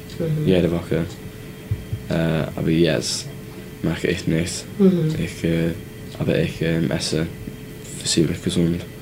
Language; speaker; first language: German; non-native, learner; English